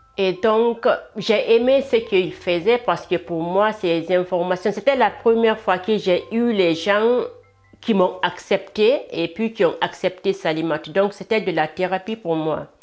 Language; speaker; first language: French; non-native, local second language; Fula